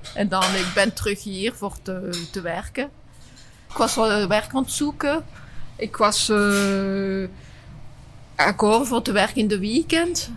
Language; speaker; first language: Dutch; non-native, learner; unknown